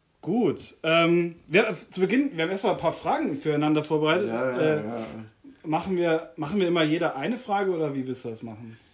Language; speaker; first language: German; native; German